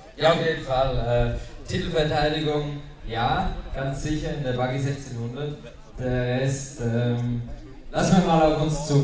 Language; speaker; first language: German; native; German